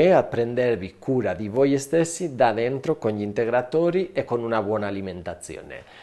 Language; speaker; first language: Italian; non-native, fluent; Spanish